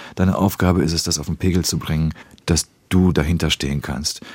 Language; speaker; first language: German; early bilingual, other home language; Polish